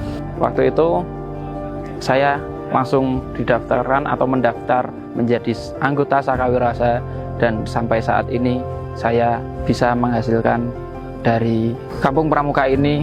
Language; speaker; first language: Indonesian; non-native, local second language; Javanese